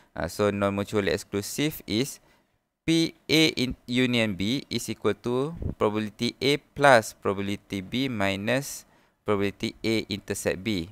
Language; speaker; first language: English; non-native, local second language; Malay